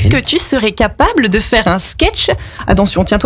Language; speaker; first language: French; native; French